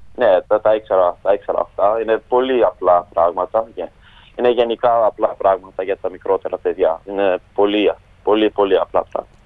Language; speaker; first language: Greek; early bilingual, heritage; Greek